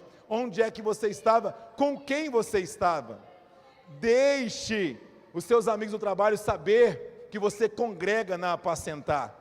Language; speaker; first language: Portuguese; native; Portuguese